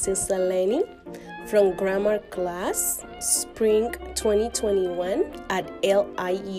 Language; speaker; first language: English; non-native, learner; Spanish